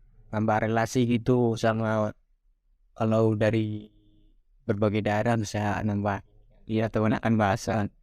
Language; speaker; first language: Indonesian; native; Indonesian